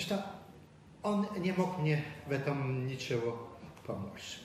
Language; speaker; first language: Russian; non-native, learner; Polish